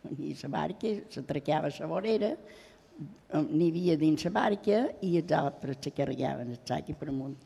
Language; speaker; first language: Catalan; native; Catalan